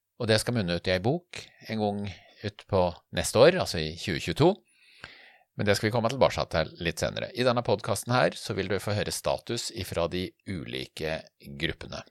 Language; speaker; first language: Norwegian; native; Norwegian